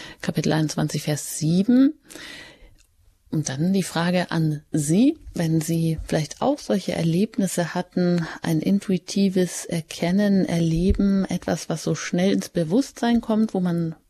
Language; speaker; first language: German; native; German